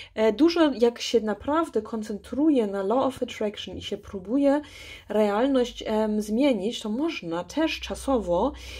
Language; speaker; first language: Polish; early bilingual, heritage; Polish